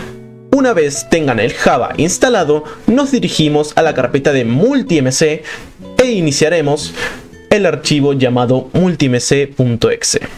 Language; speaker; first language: Spanish; native; Spanish